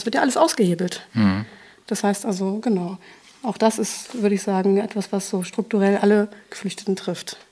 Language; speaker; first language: German; native; German